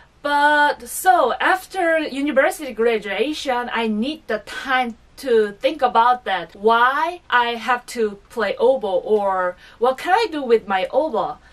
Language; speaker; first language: English; non-native, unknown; Korean